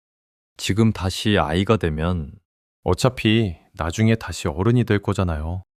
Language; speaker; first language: Korean; early bilingual, heritage; English